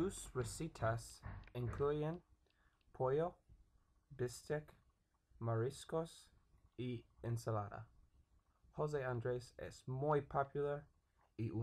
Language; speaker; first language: Spanish; non-native, learner; English